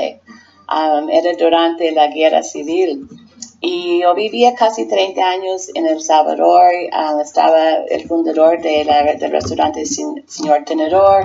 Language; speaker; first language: Spanish; non-native, fluent; English